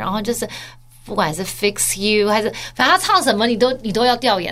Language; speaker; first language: Chinese; early bilingual, heritage; Chinese